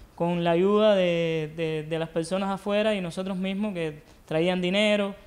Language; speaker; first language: Spanish; native; Spanish